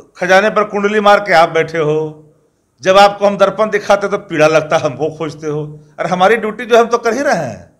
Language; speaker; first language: Hindi; native; Hindi